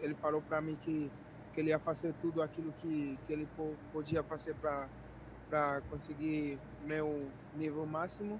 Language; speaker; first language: Portuguese; non-native, fluent; Spanish